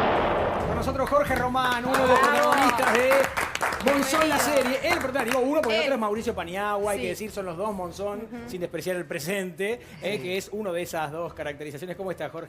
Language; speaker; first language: Spanish; native; Spanish